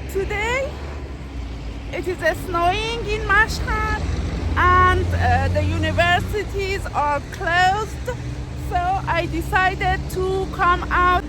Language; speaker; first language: English; non-native, fluent; Persian